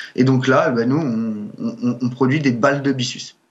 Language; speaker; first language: French; native; French